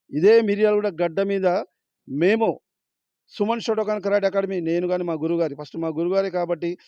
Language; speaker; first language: Telugu; native; Telugu